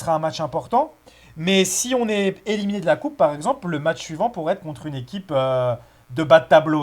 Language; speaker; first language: French; native; French